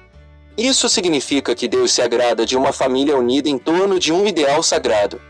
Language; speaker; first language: Portuguese; native; Portuguese